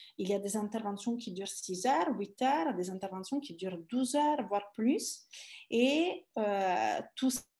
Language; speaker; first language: French; non-native, fluent; Italian